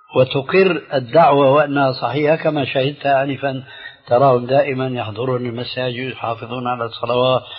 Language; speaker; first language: Arabic; early bilingual, other home language; Albanian